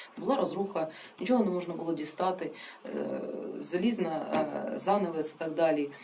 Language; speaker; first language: Ukrainian; non-native, local second language; Russian